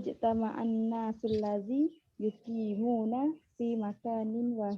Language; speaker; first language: Arabic; non-native, learner; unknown